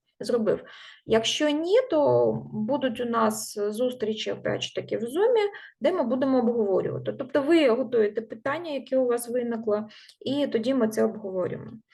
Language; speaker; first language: Ukrainian; non-native, local second language; Russian